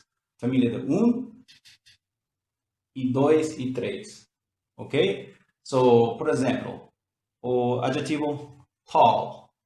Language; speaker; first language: Portuguese; non-native, learner; English